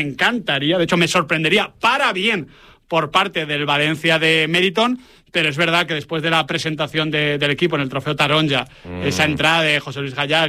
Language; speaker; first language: Spanish; native; Spanish